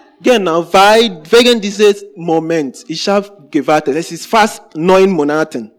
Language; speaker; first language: German; non-native, learner; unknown